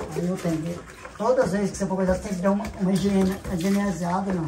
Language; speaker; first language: Portuguese; native; Portuguese